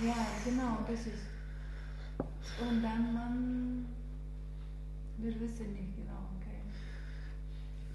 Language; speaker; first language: German; non-native, learner; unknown